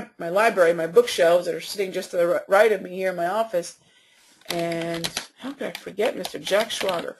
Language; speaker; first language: English; native; English